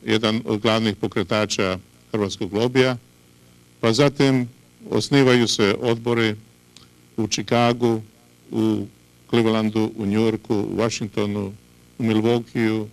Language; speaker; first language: Croatian; native; Croatian